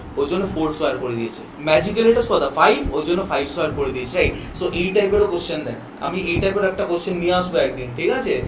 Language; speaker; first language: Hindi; non-native, local second language; Bangla